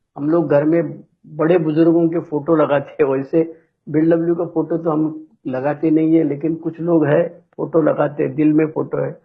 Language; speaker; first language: Hindi; non-native, local second language; Marathi